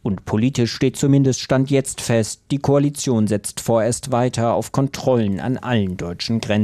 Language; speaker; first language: German; native; German